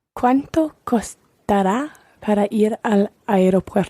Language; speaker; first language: Spanish; non-native, learner; English